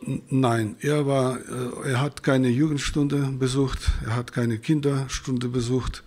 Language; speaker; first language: German; non-native, fluent; Russian